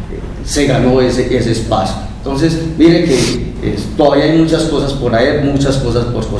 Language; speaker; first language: Spanish; native; Spanish